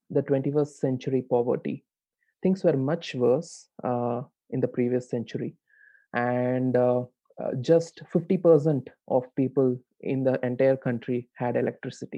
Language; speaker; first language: English; non-native, local second language; Tamil